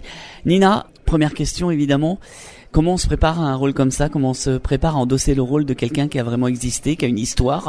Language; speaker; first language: French; native; French